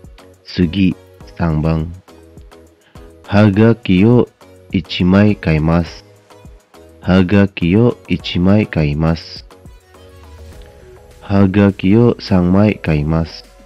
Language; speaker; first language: Japanese; non-native, fluent; Indonesian